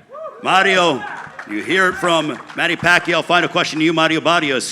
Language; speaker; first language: English; native; English